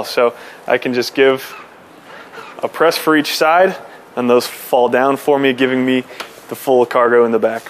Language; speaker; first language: English; native; English